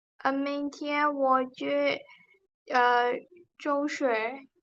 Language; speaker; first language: Chinese; non-native, learner; Burmese